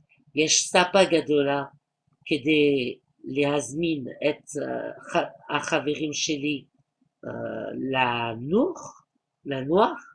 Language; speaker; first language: Hebrew; non-native, learner; French